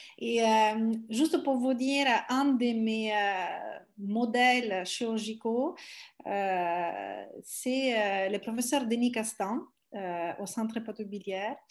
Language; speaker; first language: French; non-native, fluent; Italian